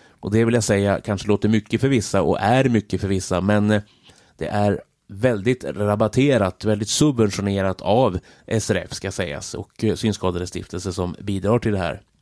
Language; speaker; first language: Swedish; native; Swedish